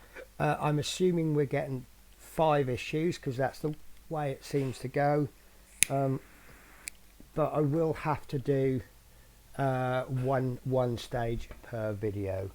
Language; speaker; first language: English; native; English